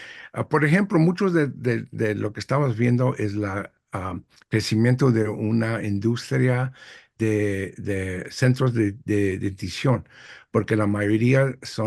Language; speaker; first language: Spanish; early bilingual, heritage; English